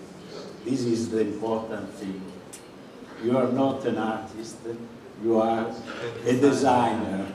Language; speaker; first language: English; non-native, fluent; Italian